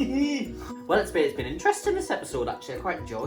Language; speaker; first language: English; native; English